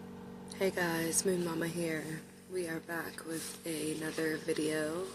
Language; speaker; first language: English; native; English